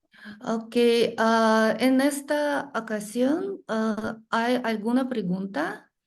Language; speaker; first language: Spanish; non-native, learner; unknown